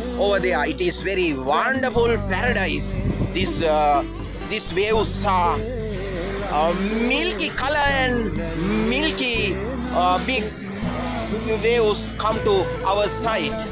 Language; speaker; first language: English; non-native, local second language; Sinhala